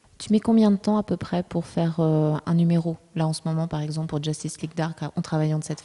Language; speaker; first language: French; native; French